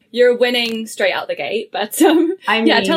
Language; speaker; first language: English; native; English